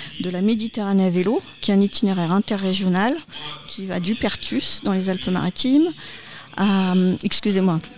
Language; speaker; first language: French; native; French